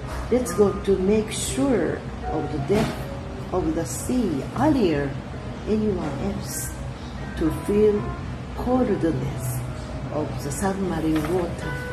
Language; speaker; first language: English; non-native, learner; Japanese